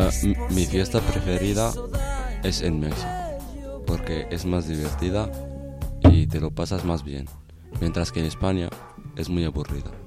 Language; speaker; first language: Spanish; non-native, learner; French